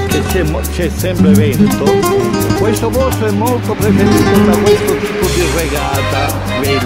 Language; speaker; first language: Italian; native; Italian